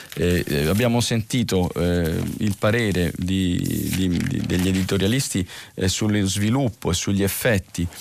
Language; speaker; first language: Italian; native; Italian